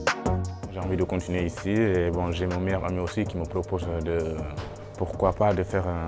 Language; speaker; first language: French; non-native, local second language; Wolof